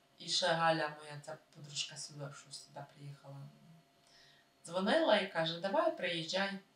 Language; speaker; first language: Ukrainian; native; Ukrainian